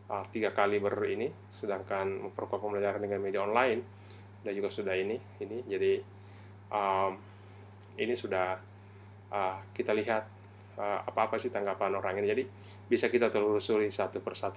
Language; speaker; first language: Indonesian; native; Indonesian